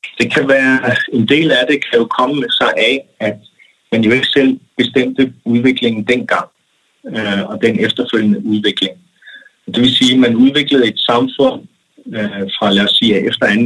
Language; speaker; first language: Danish; non-native, local second language; Kalaallisut